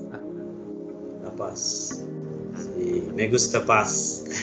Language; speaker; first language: Spanish; non-native, learner; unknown